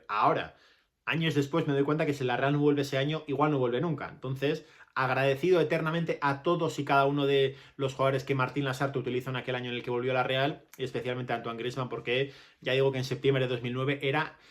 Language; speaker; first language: Spanish; native; Spanish